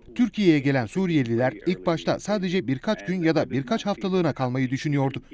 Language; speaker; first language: Turkish; non-native, fluent; Arabic